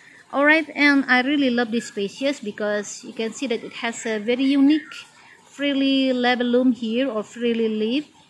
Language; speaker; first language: English; non-native, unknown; Indonesian